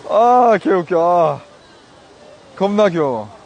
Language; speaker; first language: Korean; native; Korean